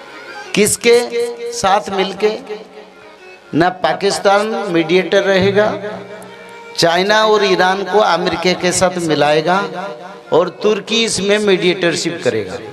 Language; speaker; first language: Hindi; non-native, local second language; Odia